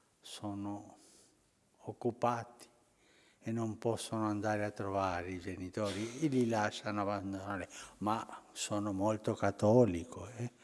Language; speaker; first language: Italian; early bilingual, heritage; Spanish